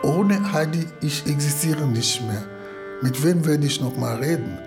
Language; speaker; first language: German; non-native, fluent; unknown